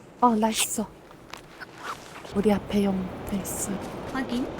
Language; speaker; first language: Korean; non-native, learner; Chinese